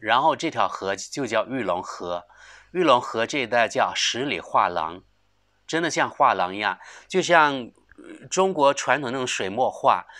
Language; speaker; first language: Chinese; native; Chinese